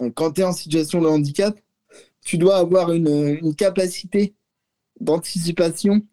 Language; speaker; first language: French; native; French